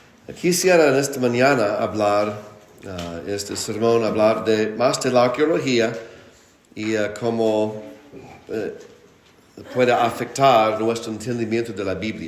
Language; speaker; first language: Spanish; non-native, fluent; English